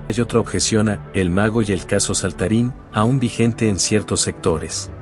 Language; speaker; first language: Spanish; native; Spanish